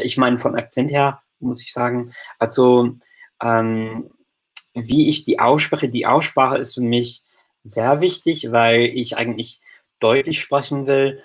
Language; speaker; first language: German; non-native, fluent; English